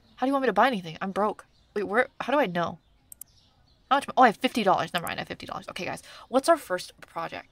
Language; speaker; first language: English; early bilingual, other home language; Korean